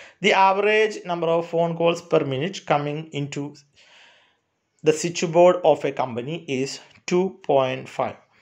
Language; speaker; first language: English; non-native, local second language; Malayalam